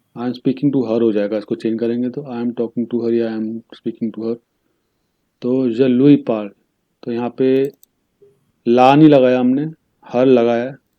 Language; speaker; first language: Hindi; native; Hindi